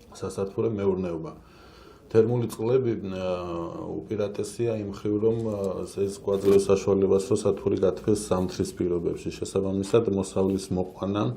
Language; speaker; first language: Georgian; native; Georgian